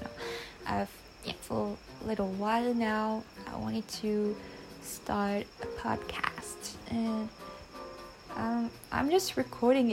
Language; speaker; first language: English; non-native, fluent; French